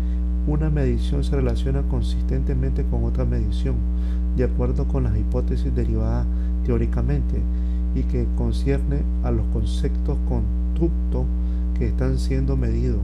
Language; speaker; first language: Spanish; native; Spanish